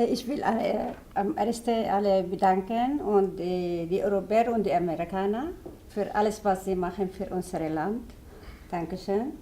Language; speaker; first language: German; non-native, learner; Arabic